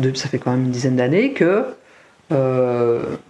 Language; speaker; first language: French; native; French